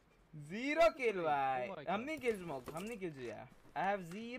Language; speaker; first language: English; non-native, local second language; Hindi